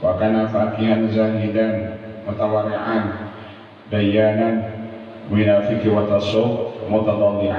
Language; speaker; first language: Arabic; non-native, fluent; Banjar